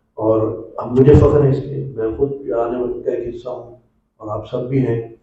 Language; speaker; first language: Urdu; non-native, local second language; Punjabi